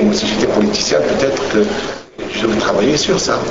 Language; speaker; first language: French; non-native, local second language; Arabic